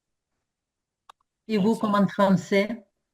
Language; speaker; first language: French; non-native, learner; Ukrainian